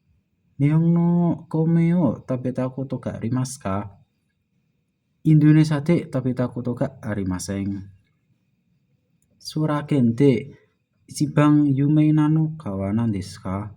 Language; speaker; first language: Japanese; non-native, learner; Indonesian